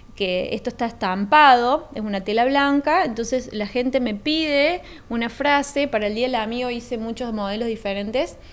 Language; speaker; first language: Spanish; native; Spanish